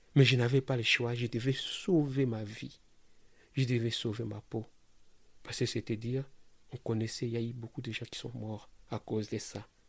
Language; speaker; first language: French; non-native, local second language; Lingala